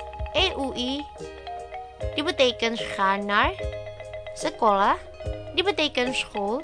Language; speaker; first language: Dutch; non-native, learner; Indonesian